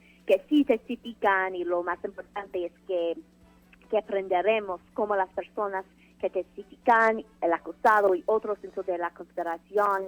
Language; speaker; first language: Spanish; non-native, fluent; English